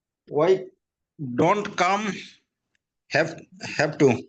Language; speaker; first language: English; non-native, learner; Bangla